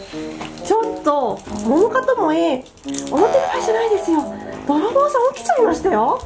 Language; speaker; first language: Japanese; native; Japanese